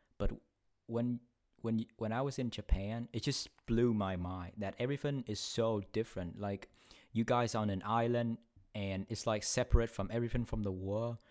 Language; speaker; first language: English; non-native, fluent; Vietnamese